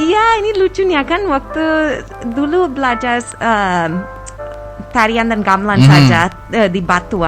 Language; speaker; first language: Indonesian; non-native, fluent; English